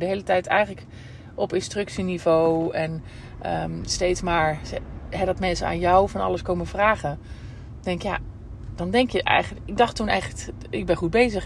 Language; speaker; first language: Dutch; native; Dutch